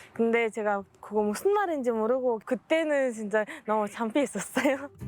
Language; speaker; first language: Korean; non-native, fluent; Mongolian